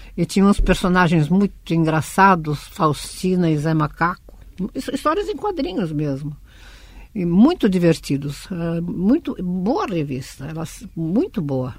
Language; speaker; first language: Portuguese; early bilingual, other home language; Russian